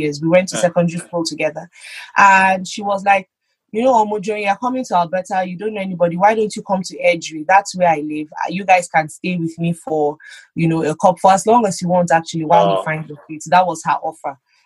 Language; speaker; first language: English; non-native, local second language; Yoruba